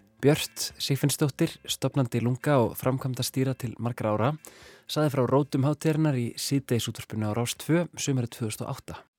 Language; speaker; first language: Icelandic; native; Icelandic